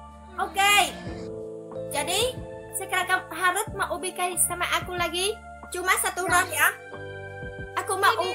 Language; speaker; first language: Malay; non-native, learner; Vietnamese